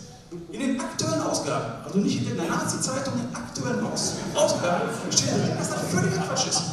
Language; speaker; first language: German; native; German